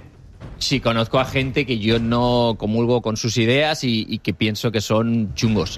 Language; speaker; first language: Spanish; native; Spanish